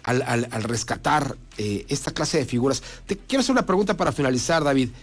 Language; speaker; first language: Spanish; native; Spanish